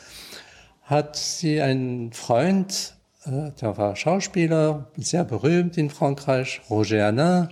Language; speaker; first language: German; non-native, learner; French